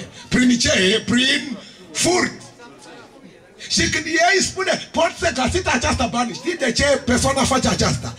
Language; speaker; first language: Romanian; non-native, learner; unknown